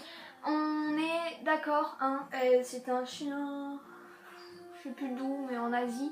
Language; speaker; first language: French; native; French